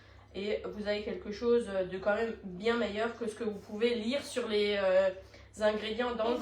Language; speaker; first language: French; native; French